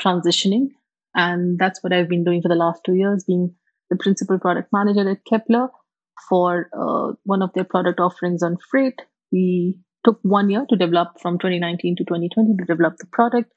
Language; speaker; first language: English; non-native, local second language; Hindi